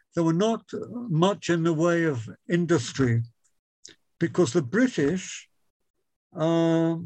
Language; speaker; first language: English; native; English